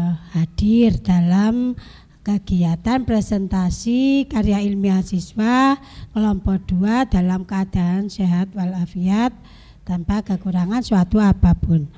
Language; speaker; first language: Indonesian; native; Indonesian